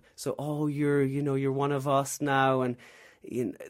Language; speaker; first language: English; native; English